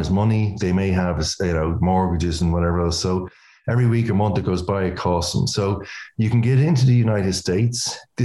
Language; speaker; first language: English; native; English